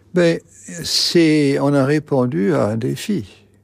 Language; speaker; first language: French; non-native, fluent; English